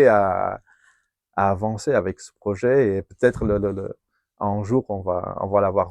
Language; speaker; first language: French; non-native, fluent; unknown